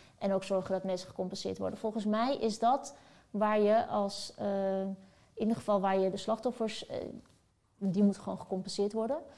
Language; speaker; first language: Dutch; early bilingual, other home language; Turkish